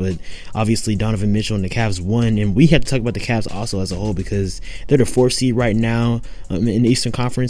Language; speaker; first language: English; native; English